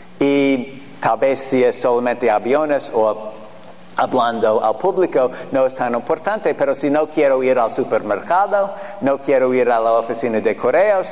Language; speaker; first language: Spanish; non-native, fluent; English